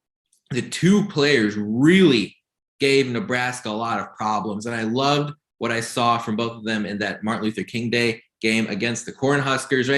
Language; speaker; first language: English; native; English